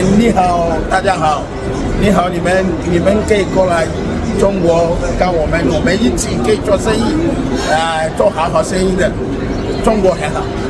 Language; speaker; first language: Chinese; non-native, learner; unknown